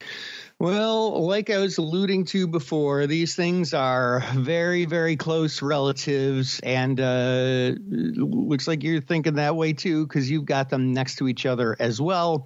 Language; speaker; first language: English; native; English